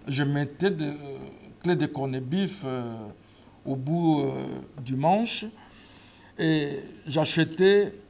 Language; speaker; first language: French; non-native, local second language; Lingala